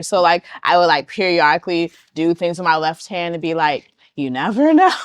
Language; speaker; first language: English; native; English